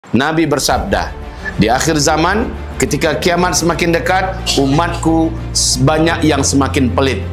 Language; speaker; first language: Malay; non-native, local second language; Minangkabau